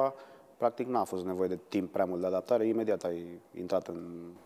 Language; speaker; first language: Romanian; native; Romanian